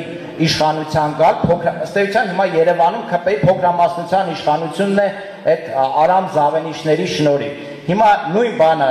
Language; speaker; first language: Armenian; native; Armenian